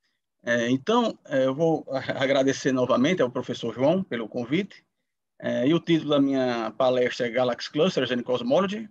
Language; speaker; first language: Portuguese; native; Portuguese